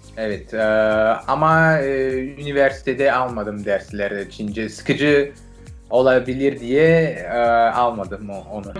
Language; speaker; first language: Turkish; non-native, fluent; French